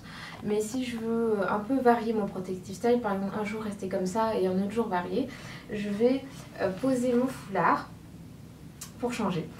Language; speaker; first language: French; native; French